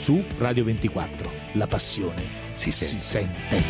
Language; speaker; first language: Italian; native; Italian